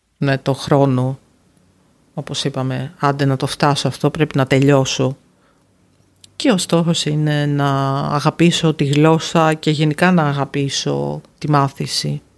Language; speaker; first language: Greek; native; Greek